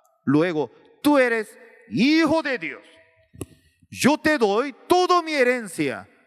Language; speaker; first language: Spanish; non-native, learner; Korean